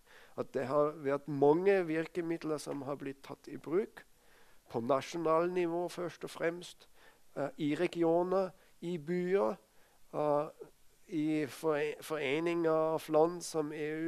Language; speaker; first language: Norwegian; non-native, fluent; German